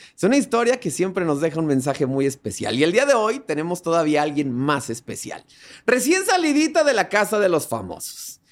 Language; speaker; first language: Spanish; native; Spanish